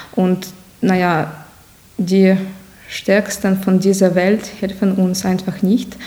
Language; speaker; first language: German; non-native, fluent; Ukrainian